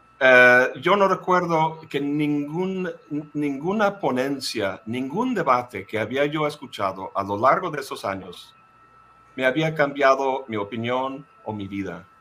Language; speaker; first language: Spanish; non-native, fluent; English